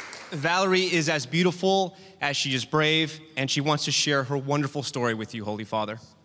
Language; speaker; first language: English; native; English